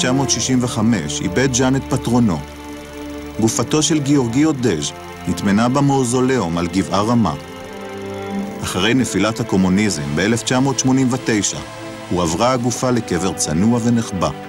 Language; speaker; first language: Hebrew; native; Hebrew